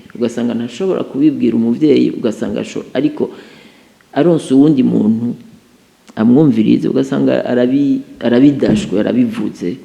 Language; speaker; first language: Rundi; native; Rundi